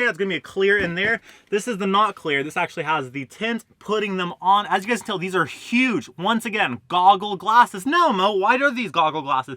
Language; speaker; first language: English; native; English